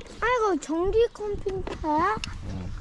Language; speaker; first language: Korean; early bilingual, heritage; Korean